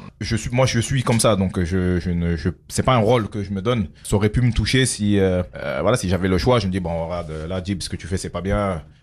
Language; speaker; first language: French; early bilingual, other home language; Dyula